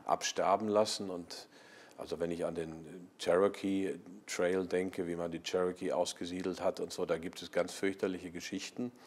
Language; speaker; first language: German; native; German